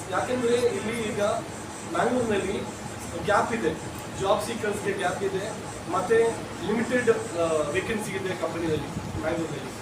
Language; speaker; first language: Kannada; non-native, local second language; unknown